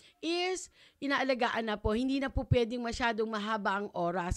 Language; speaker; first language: Filipino; native; Filipino